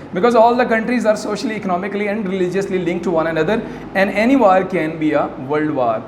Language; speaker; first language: English; non-native, local second language; Urdu